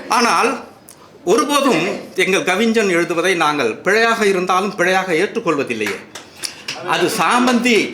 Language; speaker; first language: Tamil; native; Tamil